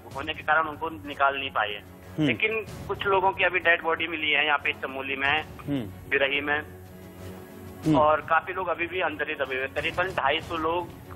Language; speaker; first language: Hindi; native; Hindi